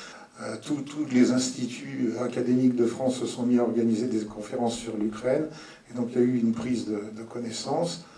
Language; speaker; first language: French; non-native, fluent; Ukrainian